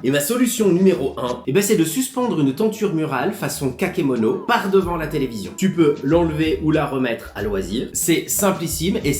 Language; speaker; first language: French; native; French